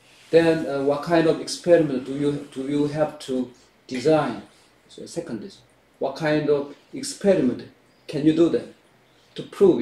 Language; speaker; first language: English; non-native, fluent; Korean